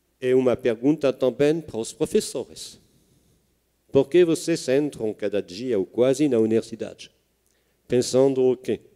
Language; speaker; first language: Portuguese; non-native, fluent; French